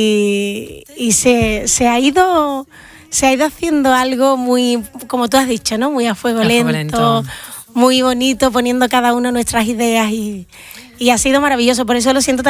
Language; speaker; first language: Spanish; native; Spanish